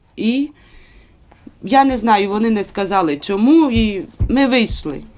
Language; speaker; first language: Ukrainian; non-native, local second language; Romany